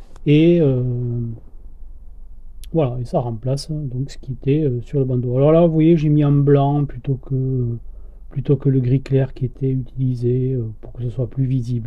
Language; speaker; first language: French; native; French